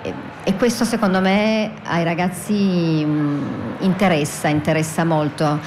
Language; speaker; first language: Italian; native; Italian